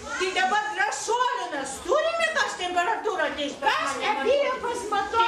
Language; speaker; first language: Lithuanian; native; Lithuanian